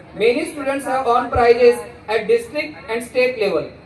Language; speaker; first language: English; non-native, local second language; Marathi